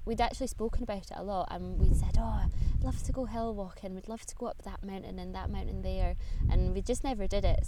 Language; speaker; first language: English; native; English